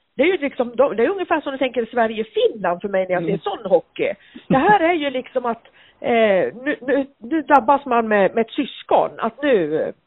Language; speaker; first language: Swedish; native; Swedish